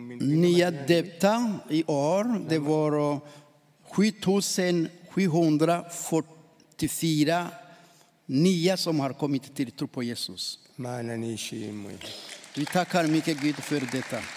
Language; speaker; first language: Swedish; non-native, learner; Rundi